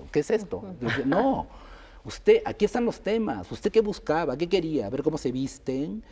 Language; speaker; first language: Spanish; native; Spanish